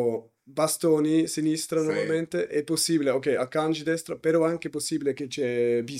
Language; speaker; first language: Italian; non-native, learner; German